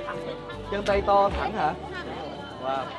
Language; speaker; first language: Vietnamese; early bilingual, heritage; Vietnamese